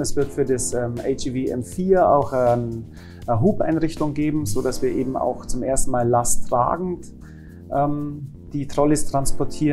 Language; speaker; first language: German; native; German